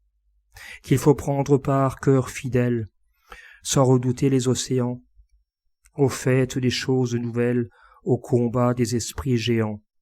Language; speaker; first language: French; native; French